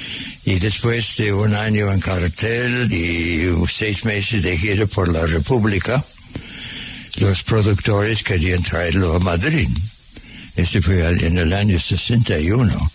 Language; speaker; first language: Spanish; non-native, fluent; English